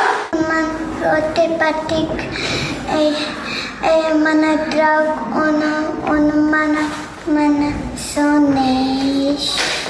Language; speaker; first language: Latvian; early bilingual, heritage; Latvian